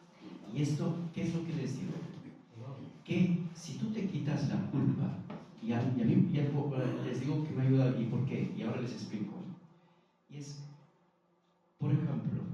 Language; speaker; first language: Spanish; native; Spanish